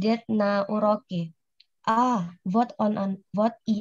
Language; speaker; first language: Russian; non-native, learner; Indonesian